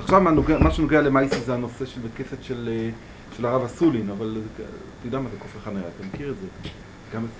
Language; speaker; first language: Hebrew; native; Hebrew